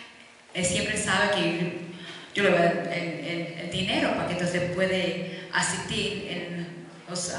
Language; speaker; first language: Spanish; early bilingual, heritage; Spanish